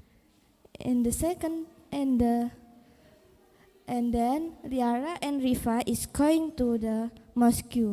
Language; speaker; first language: English; non-native, learner; Indonesian